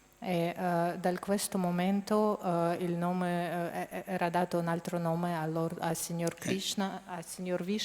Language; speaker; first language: Italian; non-native, fluent; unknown